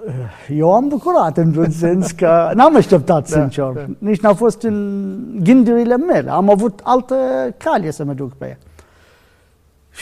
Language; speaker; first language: Romanian; non-native, learner; Arabic